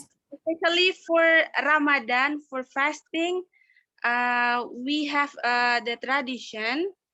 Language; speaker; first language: English; non-native, learner; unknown